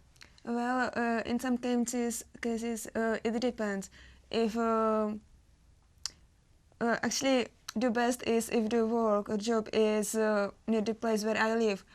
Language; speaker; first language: English; non-native, learner; Czech